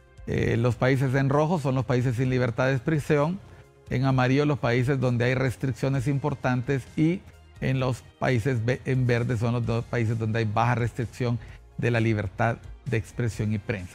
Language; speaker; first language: Spanish; native; Spanish